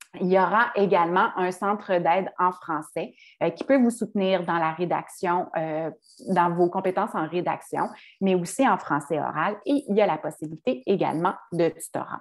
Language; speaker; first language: French; native; French